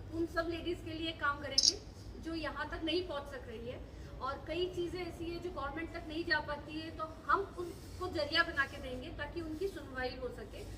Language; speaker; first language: Hindi; non-native, local second language; Gujarati